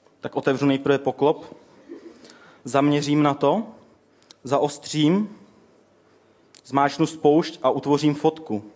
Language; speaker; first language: Czech; native; Czech